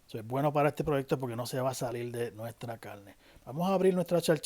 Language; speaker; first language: Spanish; native; Spanish